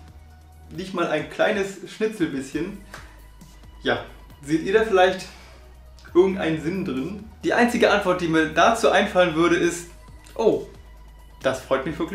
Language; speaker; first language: German; native; German